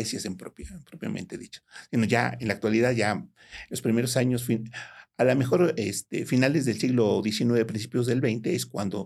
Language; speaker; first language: Spanish; native; Spanish